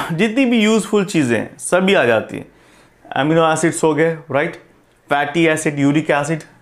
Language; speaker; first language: Hindi; non-native, local second language; Gujarati